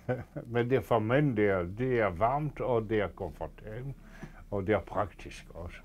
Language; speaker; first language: Danish; non-native, fluent; French